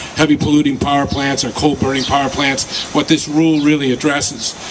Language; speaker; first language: English; native; English